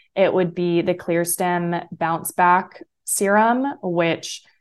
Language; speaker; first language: English; native; English